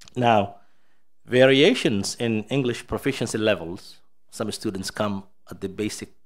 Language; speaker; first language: English; non-native, fluent; Somali